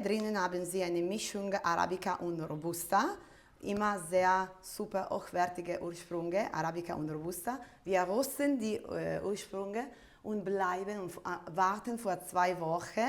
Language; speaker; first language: German; non-native, fluent; Italian